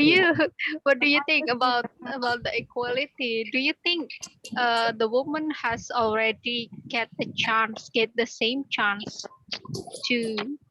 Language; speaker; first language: English; non-native, learner; Indonesian